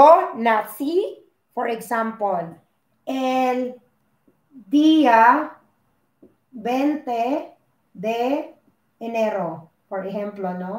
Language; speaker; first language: Spanish; non-native, learner; Filipino